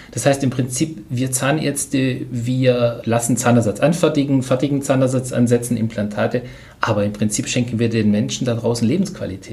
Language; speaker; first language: German; native; German